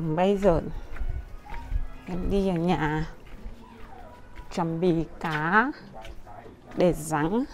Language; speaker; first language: Vietnamese; non-native, learner; Portuguese